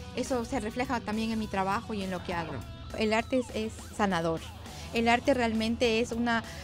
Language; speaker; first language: Spanish; native; Spanish